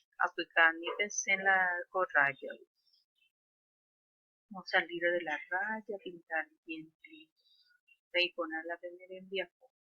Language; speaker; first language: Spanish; non-native, local second language; Guarani